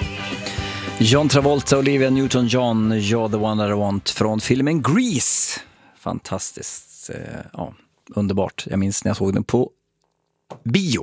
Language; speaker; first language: Swedish; native; Swedish